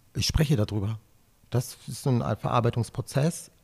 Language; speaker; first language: German; native; German